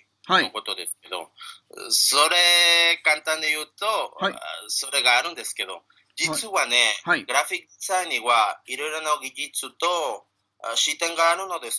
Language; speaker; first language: Japanese; non-native, learner; Spanish